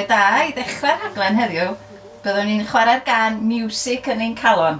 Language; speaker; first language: Welsh; non-native, local second language; Spanish